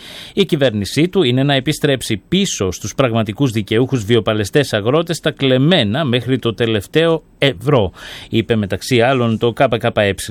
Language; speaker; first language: Greek; native; Greek